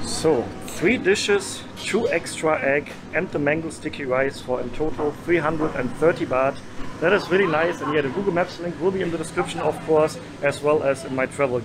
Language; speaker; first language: English; non-native, fluent; German